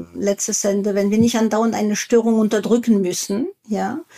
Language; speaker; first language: German; non-native, fluent; French